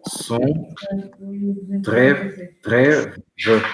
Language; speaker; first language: French; non-native, learner; Portuguese